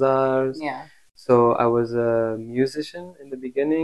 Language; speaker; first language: English; native; English